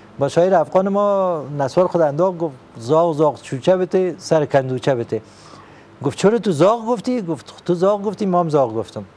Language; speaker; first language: Persian; native; Persian